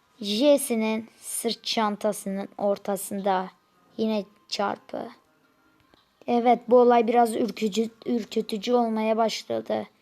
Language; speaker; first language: Turkish; native; Turkish